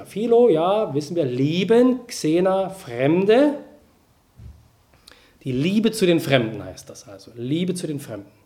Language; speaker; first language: German; native; German